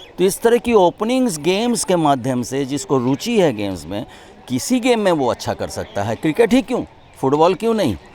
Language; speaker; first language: Hindi; native; Hindi